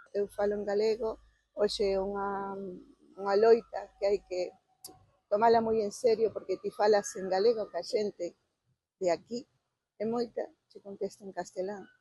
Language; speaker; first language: Galician; early bilingual, heritage; Galician